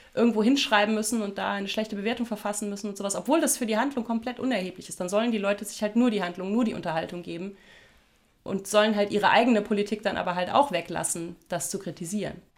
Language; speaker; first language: German; native; German